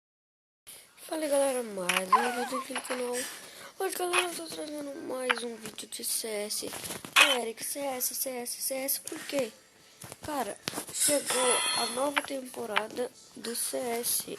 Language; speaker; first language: Portuguese; native; Portuguese